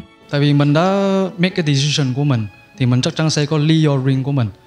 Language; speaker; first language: Vietnamese; non-native, fluent; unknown